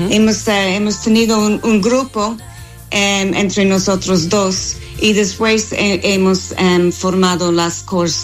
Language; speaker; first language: Spanish; non-native, fluent; English